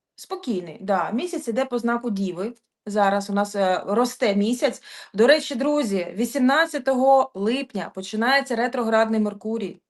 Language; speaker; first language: Ukrainian; native; Ukrainian